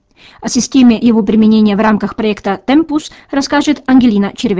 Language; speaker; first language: Russian; native; Russian